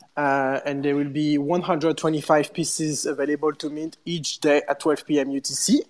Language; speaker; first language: English; non-native, fluent; French